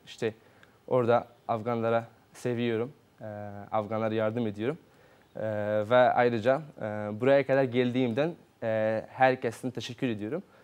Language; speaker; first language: Turkish; non-native, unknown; Persian